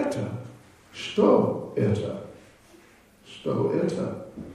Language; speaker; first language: Russian; non-native, learner; English